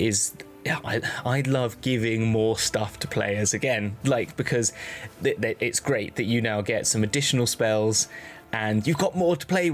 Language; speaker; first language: English; native; English